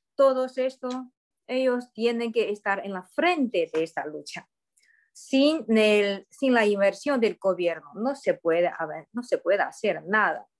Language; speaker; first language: Spanish; non-native, fluent; Chinese